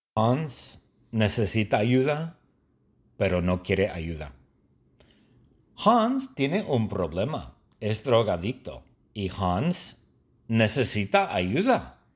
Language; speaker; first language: Spanish; non-native, fluent; English